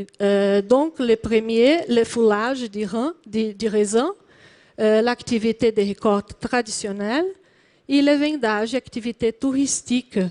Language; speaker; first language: French; non-native, learner; Portuguese